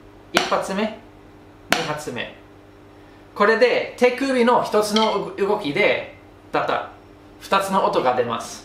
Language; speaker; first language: Japanese; non-native, fluent; English